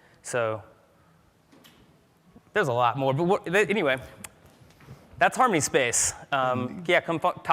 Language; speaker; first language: English; native; English